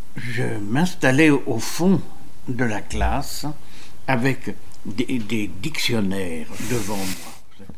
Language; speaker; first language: French; native; French